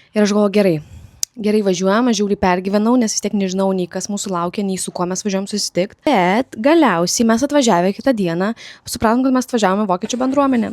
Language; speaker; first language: Lithuanian; native; Lithuanian